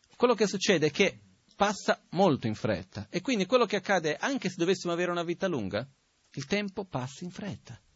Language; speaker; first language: Italian; non-native, fluent; Portuguese